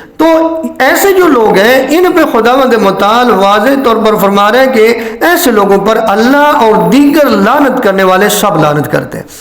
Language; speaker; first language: Urdu; non-native, local second language; Punjabi